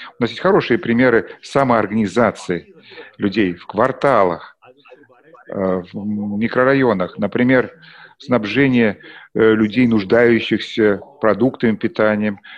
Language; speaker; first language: Russian; non-native, fluent; German